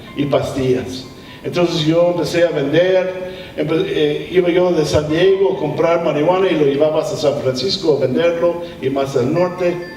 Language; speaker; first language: Spanish; early bilingual, heritage; English